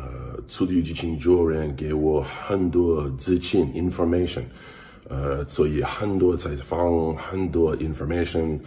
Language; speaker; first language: Chinese; non-native, learner; English